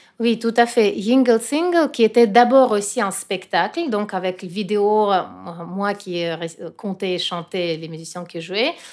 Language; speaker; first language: French; non-native, fluent; Russian